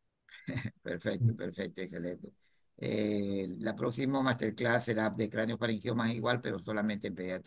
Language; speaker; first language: Spanish; native; Spanish